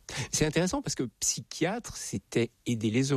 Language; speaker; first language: French; native; French